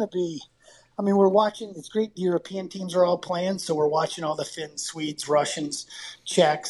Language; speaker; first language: English; native; English